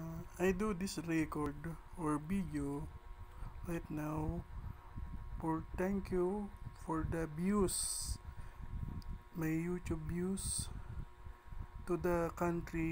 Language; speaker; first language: English; non-native, learner; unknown